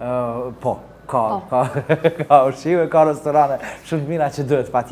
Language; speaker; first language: Albanian; native; Albanian